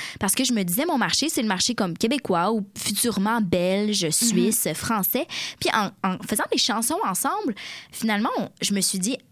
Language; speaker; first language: French; native; French